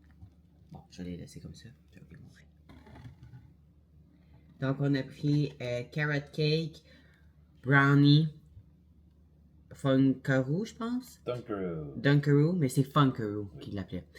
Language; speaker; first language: French; native; French